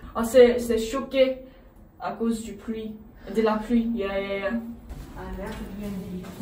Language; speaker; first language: French; non-native, learner; English